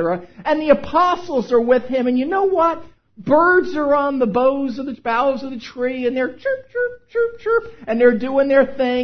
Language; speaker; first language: English; native; English